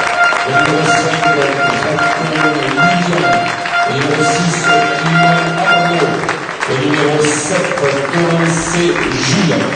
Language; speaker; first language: French; native; French